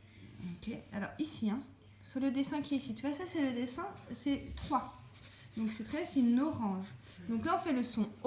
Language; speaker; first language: French; native; French